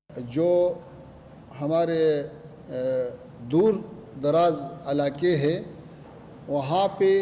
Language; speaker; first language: Hindi; non-native, fluent; Pashto